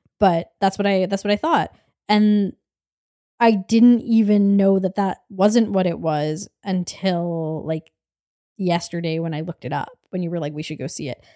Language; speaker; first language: English; native; English